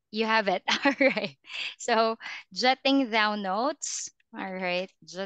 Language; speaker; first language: English; non-native, fluent; Filipino